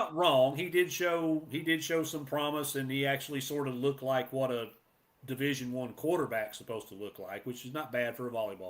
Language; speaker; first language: English; native; English